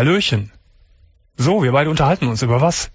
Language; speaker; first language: German; native; German